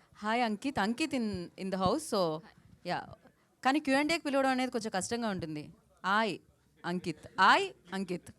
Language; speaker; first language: Telugu; native; Telugu